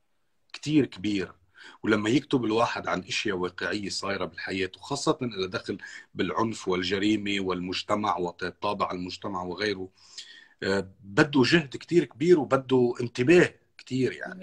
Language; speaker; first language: Arabic; native; Arabic